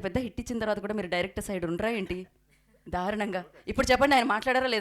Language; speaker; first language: Telugu; native; Telugu